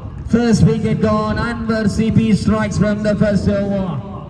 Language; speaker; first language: English; non-native, local second language; Malayalam